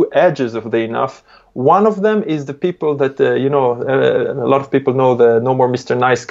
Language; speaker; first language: English; non-native, fluent; Hebrew